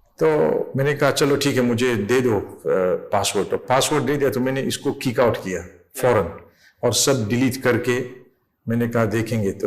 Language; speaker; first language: Urdu; non-native, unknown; English